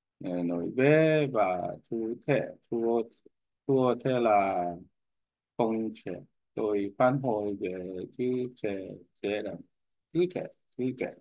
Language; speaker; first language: Vietnamese; non-native, learner; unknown